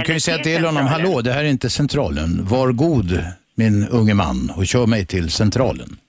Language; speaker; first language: Swedish; native; Swedish